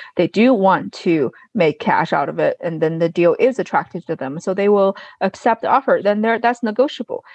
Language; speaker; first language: English; non-native, fluent; Chinese